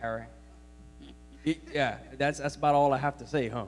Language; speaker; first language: English; early bilingual, other home language; French